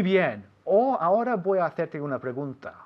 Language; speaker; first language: Spanish; non-native, fluent; English